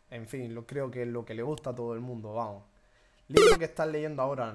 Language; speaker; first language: Spanish; native; Spanish